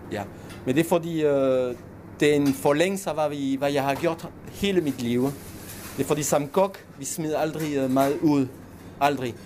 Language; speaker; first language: Danish; non-native, fluent; French